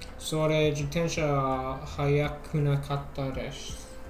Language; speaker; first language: Japanese; non-native, learner; English